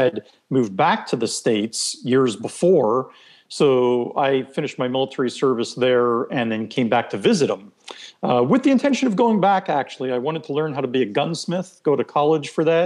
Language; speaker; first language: English; non-native, fluent; Hebrew